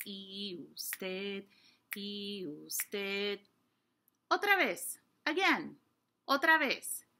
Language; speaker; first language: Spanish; non-native, fluent; English